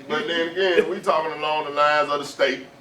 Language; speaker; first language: English; native; English